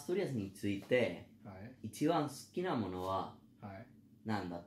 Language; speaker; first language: Japanese; non-native, learner; Spanish